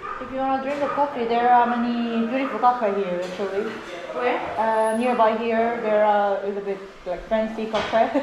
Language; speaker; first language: English; non-native, learner; Korean